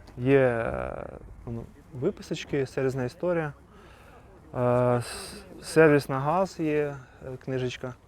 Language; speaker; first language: Ukrainian; native; Ukrainian